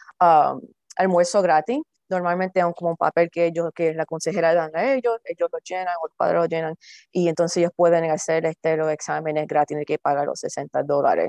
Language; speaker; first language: Spanish; early bilingual, heritage; Spanish